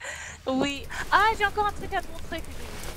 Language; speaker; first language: French; non-native, fluent; English